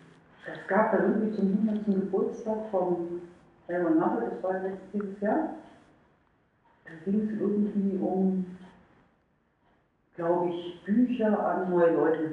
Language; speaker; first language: German; native; German